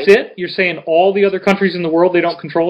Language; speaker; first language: English; native; English